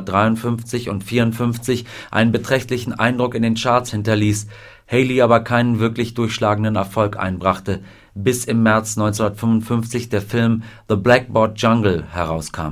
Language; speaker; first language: German; native; German